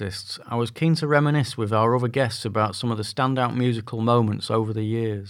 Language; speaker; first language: English; native; English